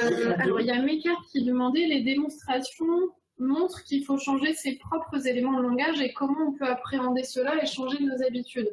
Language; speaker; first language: French; native; French